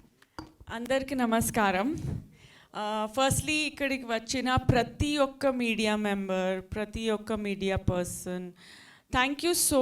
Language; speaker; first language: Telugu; non-native, fluent; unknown